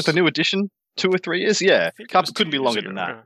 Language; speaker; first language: English; native; English